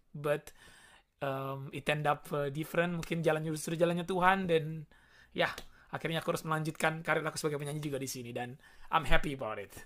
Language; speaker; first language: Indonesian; native; Indonesian